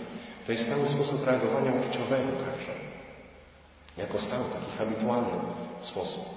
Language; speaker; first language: Polish; native; Polish